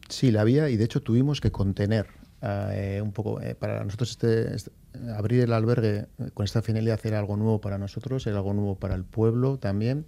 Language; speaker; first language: Spanish; native; Spanish